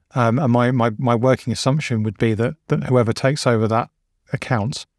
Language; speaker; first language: English; native; English